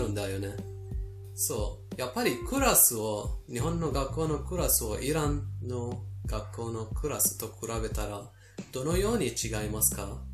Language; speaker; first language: Japanese; non-native, fluent; Persian